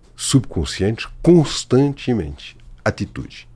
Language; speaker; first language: Portuguese; non-native, fluent; French